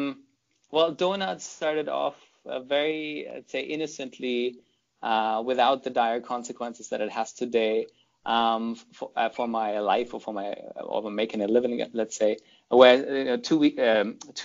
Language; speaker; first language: English; non-native, fluent; German